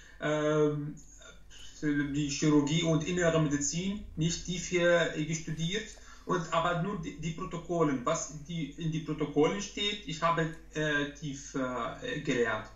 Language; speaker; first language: German; non-native, learner; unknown